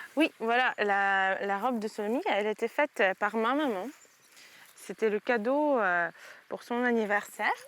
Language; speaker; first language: French; non-native, fluent; Ukrainian